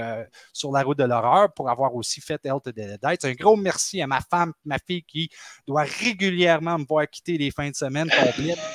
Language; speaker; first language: French; native; French